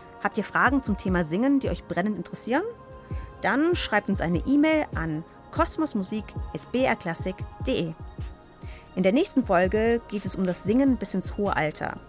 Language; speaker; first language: German; native; German